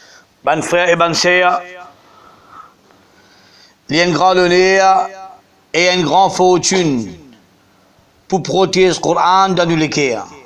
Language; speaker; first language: French; non-native, learner; Morisyen